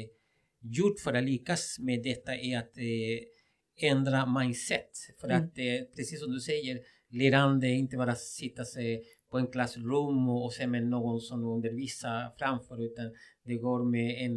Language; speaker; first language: Swedish; non-native, fluent; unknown